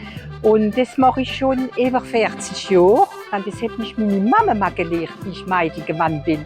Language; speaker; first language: German; non-native, local second language; Swiss German